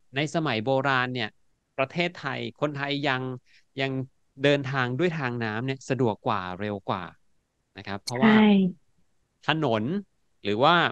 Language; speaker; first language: Thai; native; Thai